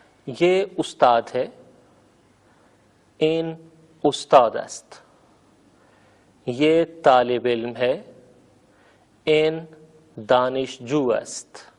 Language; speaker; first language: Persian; non-native, fluent; Urdu